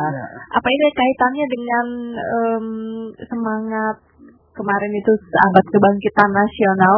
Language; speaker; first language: Indonesian; native; Indonesian